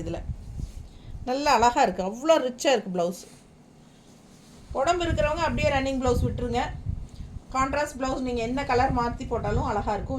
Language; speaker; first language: Tamil; native; Tamil